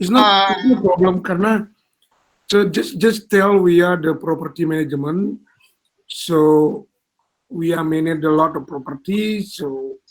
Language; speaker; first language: English; non-native, learner; Indonesian